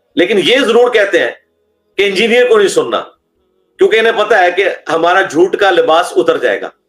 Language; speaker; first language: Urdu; non-native, local second language; Punjabi